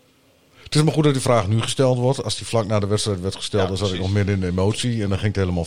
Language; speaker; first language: Dutch; native; Dutch